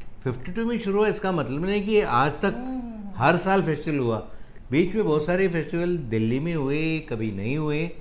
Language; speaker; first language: Hindi; non-native, local second language; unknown